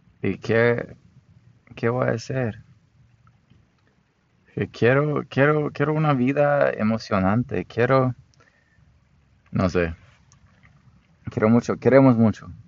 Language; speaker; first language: Spanish; non-native, fluent; English